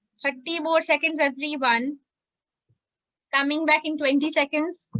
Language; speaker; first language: English; non-native, learner; Hindi